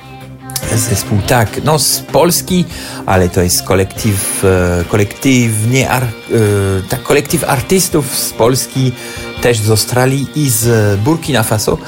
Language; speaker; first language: Polish; non-native, fluent; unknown